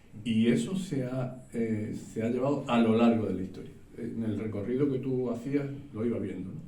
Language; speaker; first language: Spanish; native; Spanish